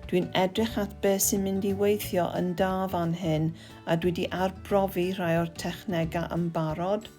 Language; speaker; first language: Welsh; non-native, local second language; English